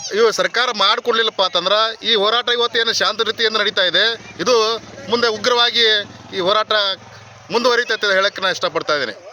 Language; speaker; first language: Kannada; native; Kannada